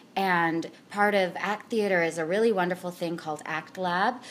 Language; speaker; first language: English; native; English